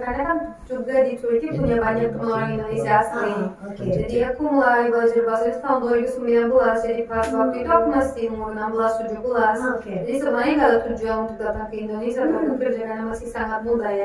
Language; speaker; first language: Indonesian; non-native, fluent; Turkish